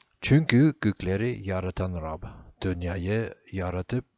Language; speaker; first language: Turkish; non-native, fluent; English